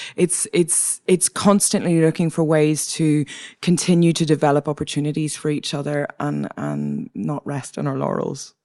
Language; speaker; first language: English; native; English